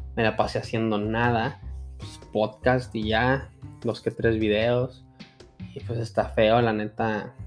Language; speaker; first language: Spanish; early bilingual, heritage; Spanish